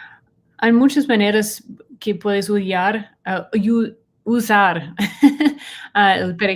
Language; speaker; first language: Spanish; non-native, learner; English